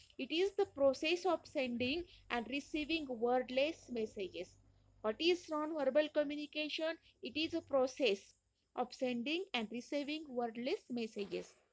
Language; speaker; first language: English; non-native, local second language; Marathi